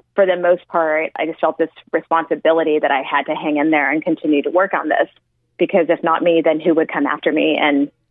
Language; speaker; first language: English; native; English